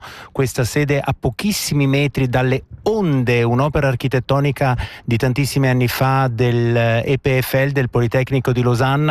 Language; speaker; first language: Italian; native; Italian